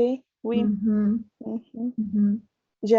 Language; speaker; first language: French; non-native, learner; Spanish